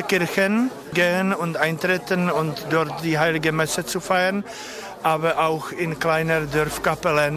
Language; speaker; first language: German; non-native, fluent; Czech